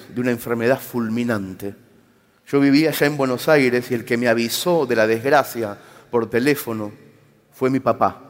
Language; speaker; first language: Spanish; native; Spanish